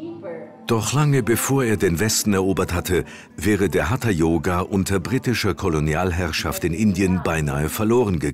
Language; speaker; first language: German; native; German